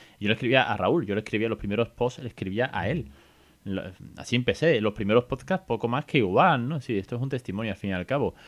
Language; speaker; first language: Spanish; native; Spanish